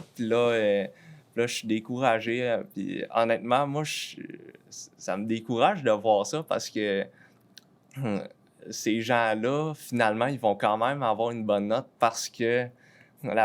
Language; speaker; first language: French; native; French